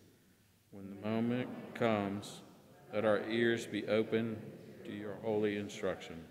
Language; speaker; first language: English; native; English